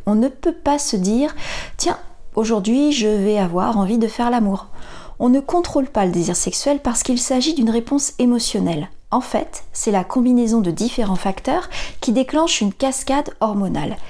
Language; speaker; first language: French; native; French